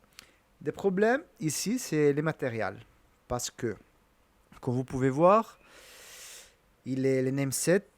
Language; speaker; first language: French; non-native, learner; Italian